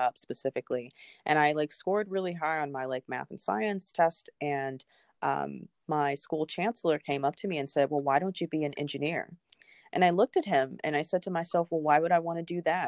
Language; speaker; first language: English; native; English